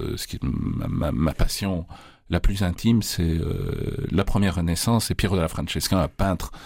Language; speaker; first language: French; native; French